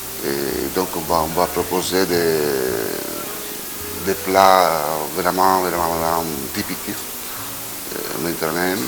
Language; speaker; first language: French; non-native, fluent; Italian